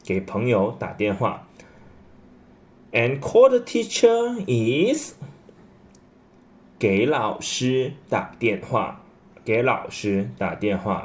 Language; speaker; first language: Chinese; non-native, fluent; English